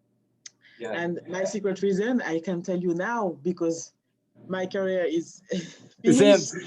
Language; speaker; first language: English; non-native, learner; French